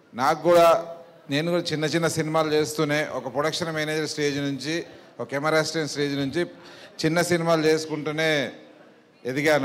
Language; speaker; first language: Telugu; native; Telugu